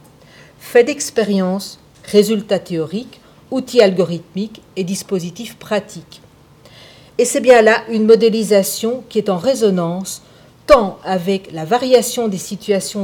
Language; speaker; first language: French; native; French